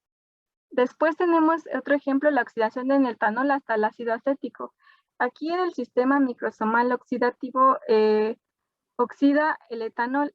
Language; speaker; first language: Spanish; native; Spanish